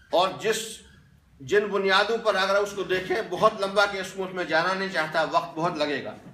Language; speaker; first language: Hindi; non-native, local second language; Kashmiri